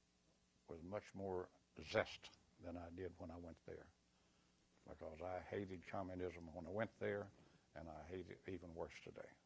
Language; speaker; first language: English; native; English